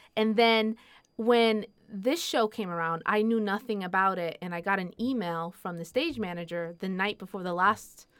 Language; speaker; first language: English; non-native, fluent; Spanish